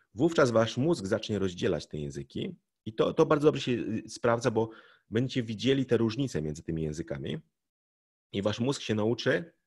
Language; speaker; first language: Polish; native; Polish